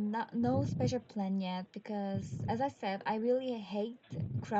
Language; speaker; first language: English; non-native, learner; Korean